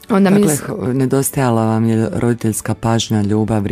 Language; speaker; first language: Croatian; native; Croatian